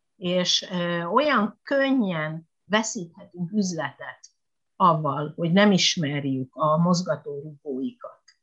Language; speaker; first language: Hungarian; non-native, fluent; Japanese